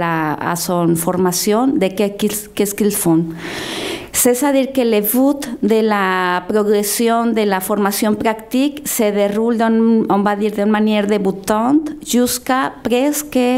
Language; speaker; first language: French; non-native, fluent; Spanish